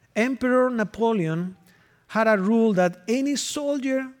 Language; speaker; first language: English; non-native, fluent; Spanish